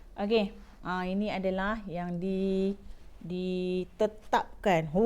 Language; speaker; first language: Malay; native; Malay